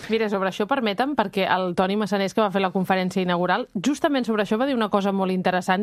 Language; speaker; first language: Catalan; native; Catalan